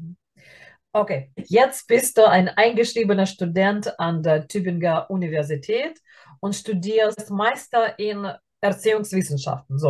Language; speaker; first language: German; non-native, fluent; Russian